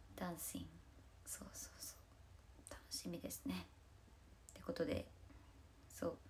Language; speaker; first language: Japanese; native; Japanese